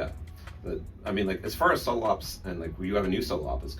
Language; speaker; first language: English; native; English